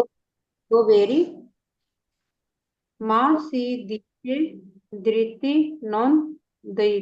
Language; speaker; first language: Italian; non-native, learner; Punjabi